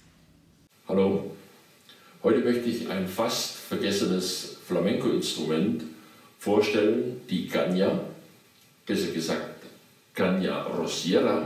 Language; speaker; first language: German; native; German